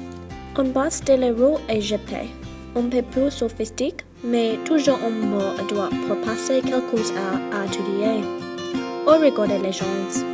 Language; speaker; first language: French; non-native, learner; English